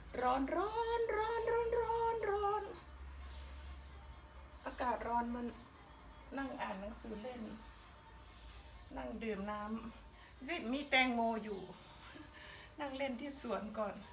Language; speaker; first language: Thai; native; Thai